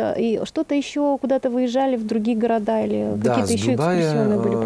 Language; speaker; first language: Russian; native; Russian